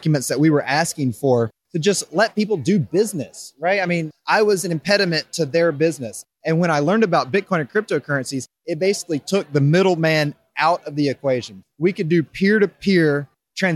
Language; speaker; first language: English; native; English